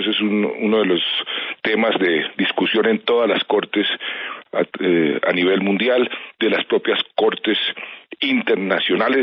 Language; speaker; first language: Spanish; native; Spanish